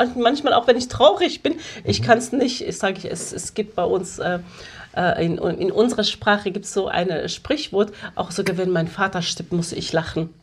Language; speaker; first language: German; early bilingual, other home language; Kurdish